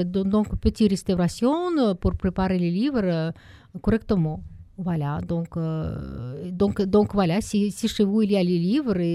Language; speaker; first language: French; non-native, learner; Russian